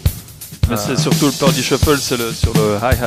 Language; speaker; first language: French; native; French